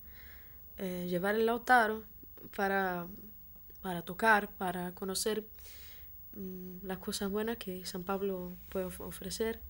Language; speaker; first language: Spanish; non-native, fluent; Portuguese